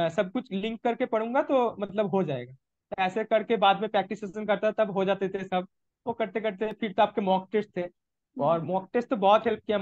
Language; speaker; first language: Hindi; non-native, local second language; Bangla